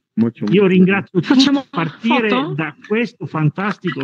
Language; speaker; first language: Italian; native; Italian